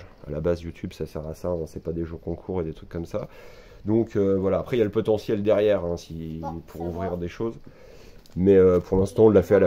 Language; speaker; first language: French; native; French